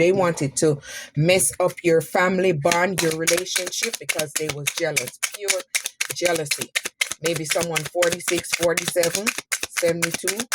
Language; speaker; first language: English; native; English